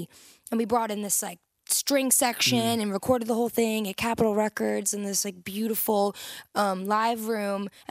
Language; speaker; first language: English; native; English